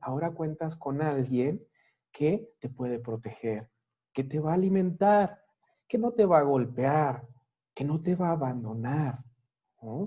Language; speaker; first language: Spanish; native; Spanish